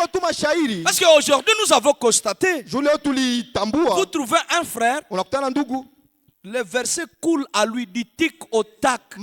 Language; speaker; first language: French; non-native, local second language; Swahili